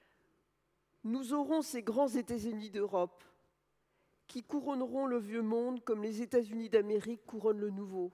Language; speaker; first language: French; native; French